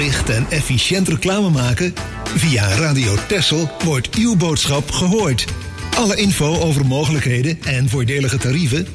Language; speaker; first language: Dutch; native; Dutch